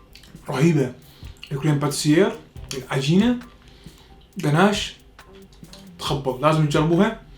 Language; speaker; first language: Arabic; native; Arabic